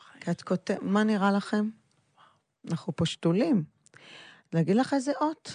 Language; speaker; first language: Hebrew; native; Hebrew